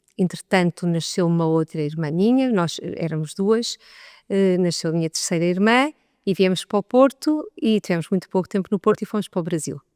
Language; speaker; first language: Portuguese; native; Portuguese